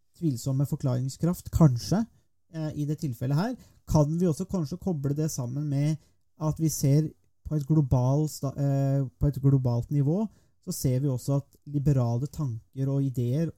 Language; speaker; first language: Norwegian; native; Norwegian